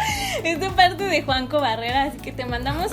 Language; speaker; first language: Spanish; native; Spanish